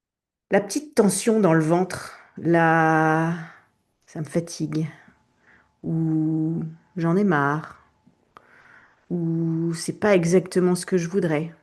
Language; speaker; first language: French; native; French